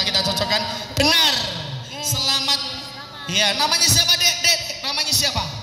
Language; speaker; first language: Indonesian; non-native, local second language; Javanese